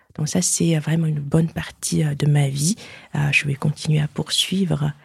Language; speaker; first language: French; non-native, fluent; Chinese